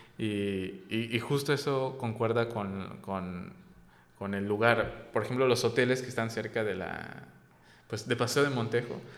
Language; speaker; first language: Spanish; native; Spanish